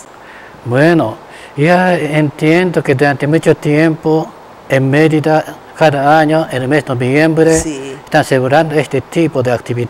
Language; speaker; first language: Spanish; non-native, fluent; Japanese